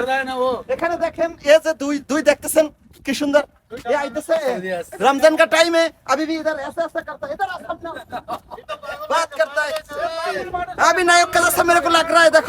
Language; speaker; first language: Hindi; non-native, learner; Bangla